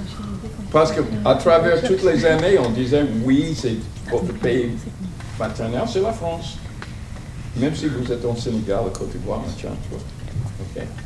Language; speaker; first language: French; non-native, learner; English